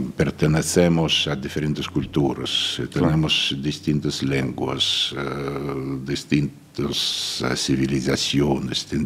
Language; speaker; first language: Spanish; non-native, fluent; Russian